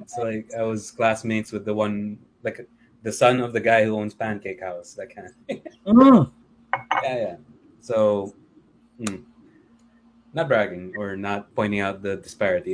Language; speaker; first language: English; non-native, local second language; Filipino